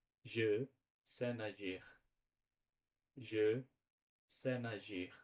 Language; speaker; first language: French; non-native, learner; Portuguese